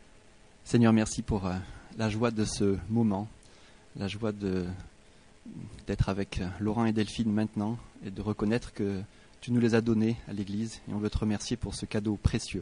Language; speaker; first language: French; native; French